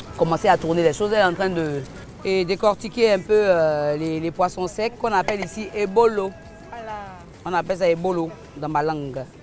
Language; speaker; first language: French; non-native, local second language; Yoruba